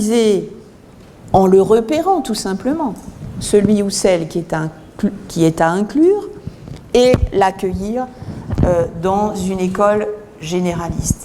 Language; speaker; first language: French; native; French